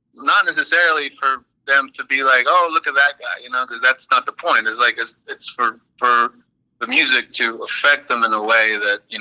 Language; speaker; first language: English; early bilingual, other home language; Spanish